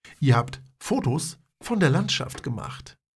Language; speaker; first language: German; non-native, fluent; Polish